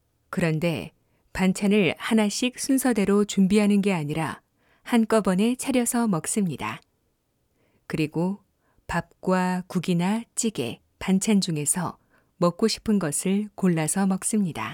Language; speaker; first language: Korean; non-native, learner; Thai